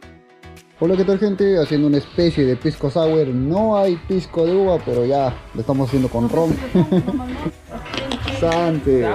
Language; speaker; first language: Spanish; native; Spanish